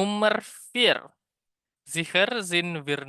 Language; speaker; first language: German; non-native, fluent; Indonesian